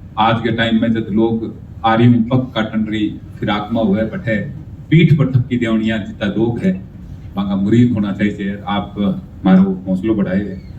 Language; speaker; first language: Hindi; non-native, local second language; Punjabi